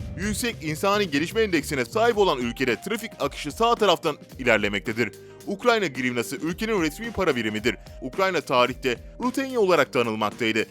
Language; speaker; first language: Turkish; native; Turkish